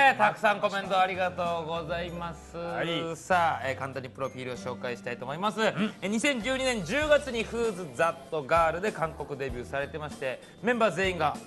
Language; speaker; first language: Japanese; native; Japanese